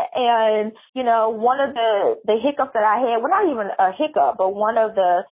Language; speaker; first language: English; native; English